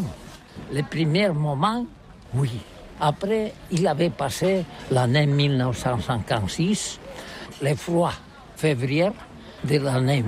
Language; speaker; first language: French; non-native, learner; Catalan